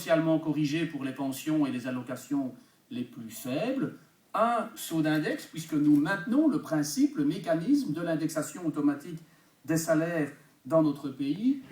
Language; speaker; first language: French; native; French